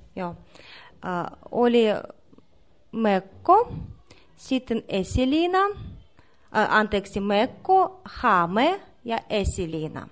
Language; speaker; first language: Finnish; non-native, learner; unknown